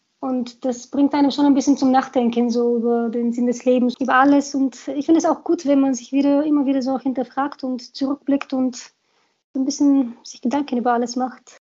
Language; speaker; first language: German; non-native, fluent; Bulgarian